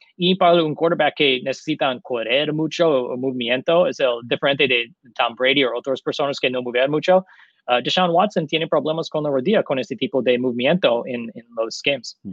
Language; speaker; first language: Spanish; non-native, learner; English